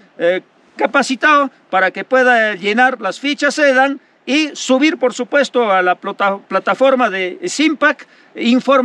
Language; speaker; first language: Spanish; native; Spanish